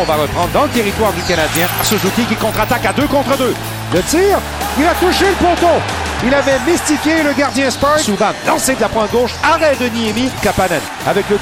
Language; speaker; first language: French; native; French